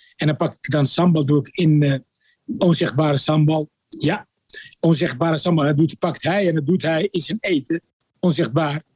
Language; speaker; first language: Dutch; non-native, fluent; Arabic